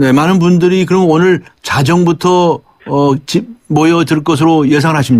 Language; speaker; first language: Korean; native; Korean